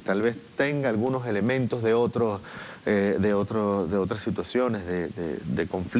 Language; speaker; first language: Spanish; native; Spanish